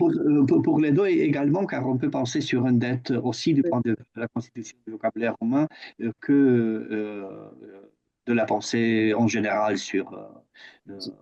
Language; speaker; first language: French; non-native, fluent; Romanian